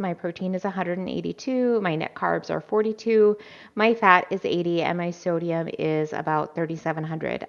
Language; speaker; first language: English; native; English